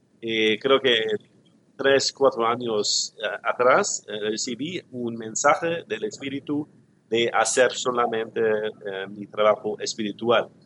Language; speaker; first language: Spanish; non-native, learner; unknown